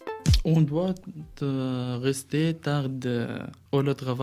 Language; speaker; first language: French; non-native, learner; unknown